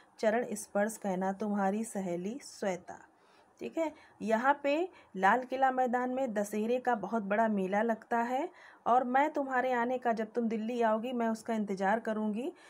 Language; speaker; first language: Hindi; native; Hindi